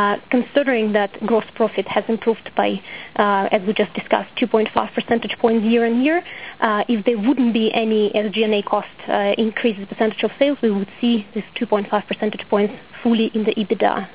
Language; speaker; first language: English; non-native, fluent; Russian